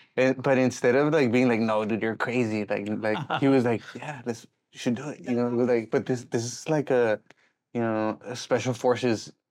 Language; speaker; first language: English; native; English